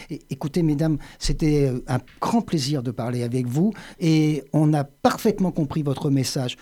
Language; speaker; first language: French; native; French